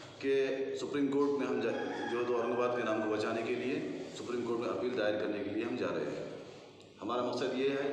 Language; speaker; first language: Urdu; native; Urdu